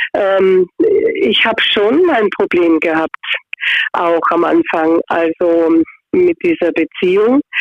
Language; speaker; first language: German; native; German